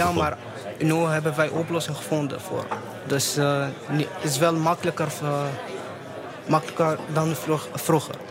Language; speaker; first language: Dutch; non-native, learner; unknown